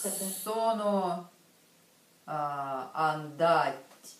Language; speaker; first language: Italian; non-native, learner; Russian